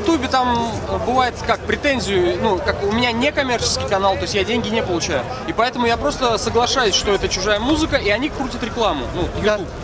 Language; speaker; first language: Russian; native; Russian